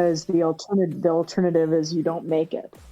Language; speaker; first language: English; native; English